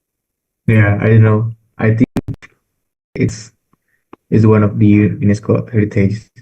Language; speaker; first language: English; non-native, learner; Indonesian